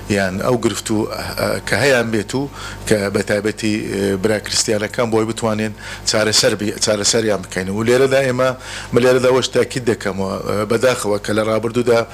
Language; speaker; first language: Central Kurdish; non-native, local second language; Turkish